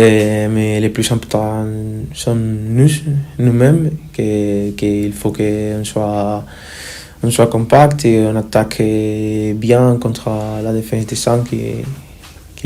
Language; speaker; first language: French; non-native, fluent; Spanish